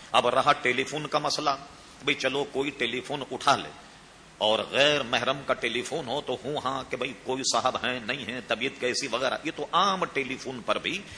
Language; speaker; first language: Urdu; native; Urdu